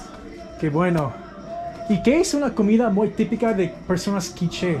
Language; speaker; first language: Spanish; non-native, learner; English